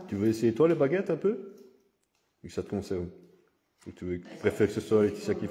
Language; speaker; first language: French; native; French